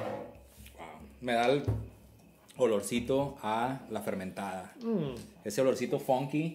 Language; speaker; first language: Spanish; native; Spanish